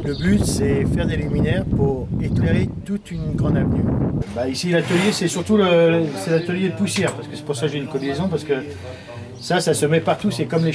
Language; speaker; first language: French; native; French